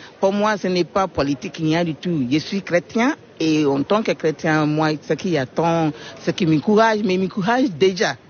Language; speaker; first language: French; non-native, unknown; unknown